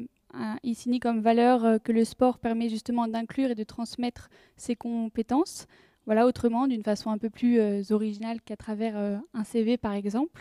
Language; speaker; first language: French; native; French